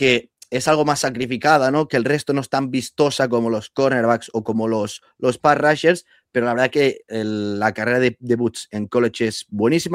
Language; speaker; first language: Spanish; native; Spanish